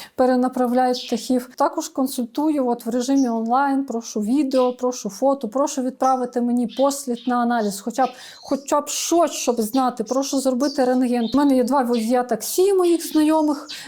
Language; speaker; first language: Ukrainian; native; Ukrainian